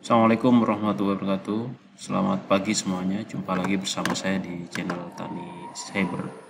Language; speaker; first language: Indonesian; native; Indonesian